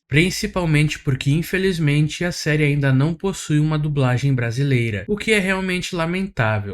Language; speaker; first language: Portuguese; native; Portuguese